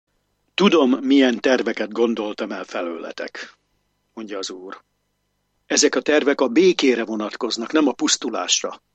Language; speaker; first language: Hungarian; native; Hungarian